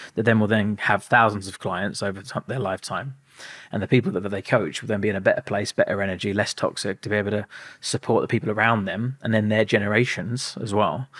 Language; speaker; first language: English; native; English